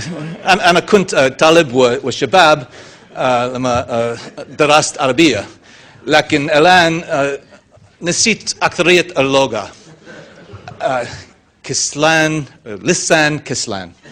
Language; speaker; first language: Arabic; non-native, learner; English